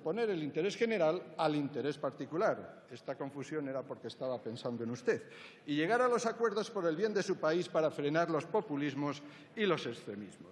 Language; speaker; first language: Spanish; native; Spanish